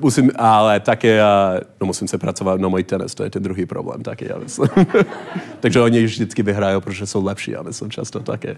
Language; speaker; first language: Czech; non-native, learner; English